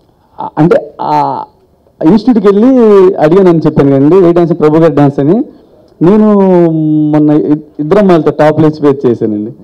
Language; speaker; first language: Telugu; native; Telugu